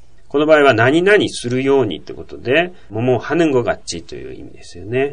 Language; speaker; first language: Japanese; native; Japanese